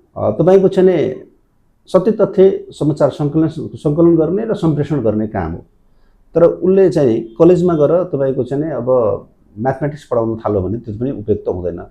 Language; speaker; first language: Nepali; native; Nepali